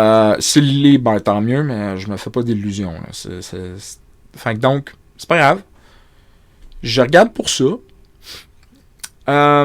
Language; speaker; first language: French; native; French